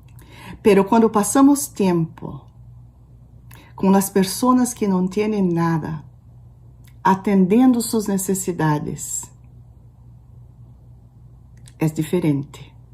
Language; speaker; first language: Spanish; non-native, local second language; Portuguese